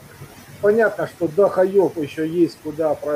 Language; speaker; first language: Russian; native; Russian